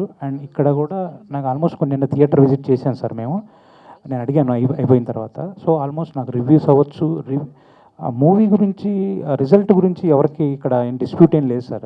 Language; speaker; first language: Telugu; native; Telugu